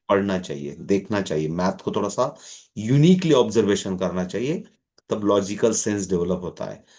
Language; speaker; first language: Hindi; non-native, local second language; Marathi